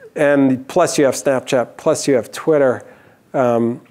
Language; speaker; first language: English; native; English